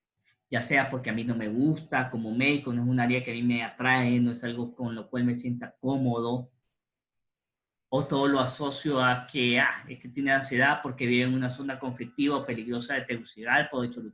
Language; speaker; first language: Spanish; native; Spanish